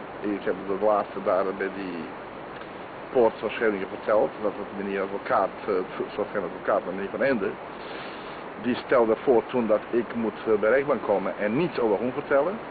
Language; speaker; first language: Dutch; non-native, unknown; Croatian